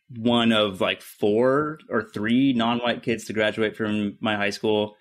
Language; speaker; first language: English; native; English